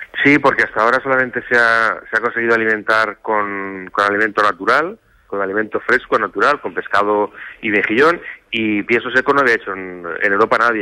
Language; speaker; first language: Spanish; native; Spanish